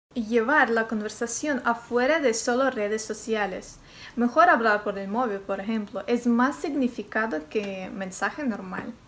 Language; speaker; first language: Spanish; non-native, learner; Ukrainian